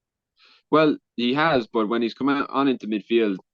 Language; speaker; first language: English; native; English